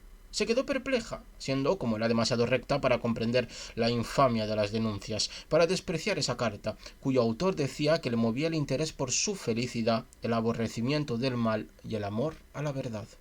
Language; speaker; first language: Spanish; native; Spanish